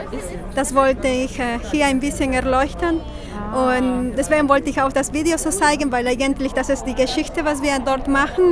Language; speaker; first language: German; non-native, fluent; Spanish